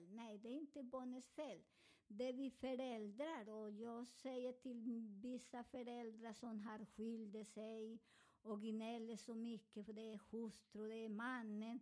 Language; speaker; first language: Swedish; non-native, learner; Spanish